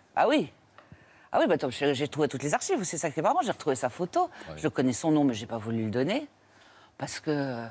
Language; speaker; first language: French; native; French